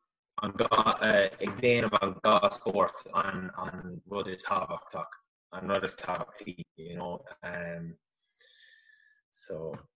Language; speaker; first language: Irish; non-native, local second language; English